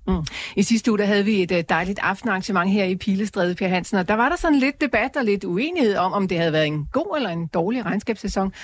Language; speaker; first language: Danish; native; Danish